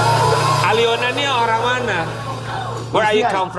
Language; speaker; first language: Indonesian; native; Indonesian